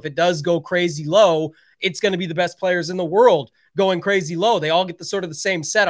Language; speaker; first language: English; native; English